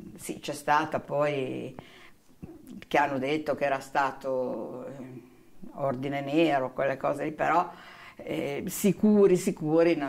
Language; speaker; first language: Italian; native; Italian